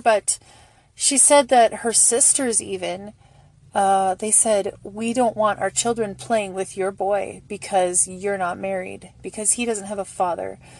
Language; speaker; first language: English; native; English